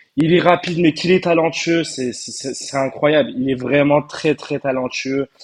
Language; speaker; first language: French; early bilingual, heritage; Turkish